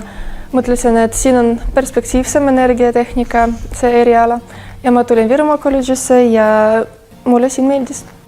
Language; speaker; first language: Estonian; non-native, local second language; Russian